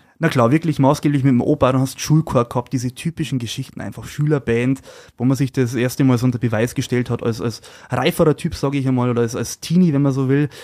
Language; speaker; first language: German; native; German